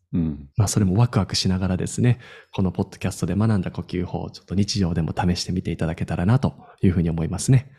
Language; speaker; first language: Japanese; native; Japanese